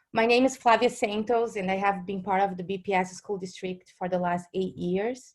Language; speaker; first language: English; non-native, fluent; Portuguese